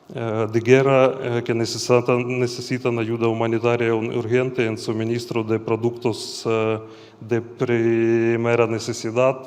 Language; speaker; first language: Spanish; non-native, fluent; Ukrainian